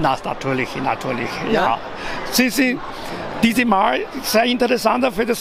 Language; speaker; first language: German; non-native, learner; Chinese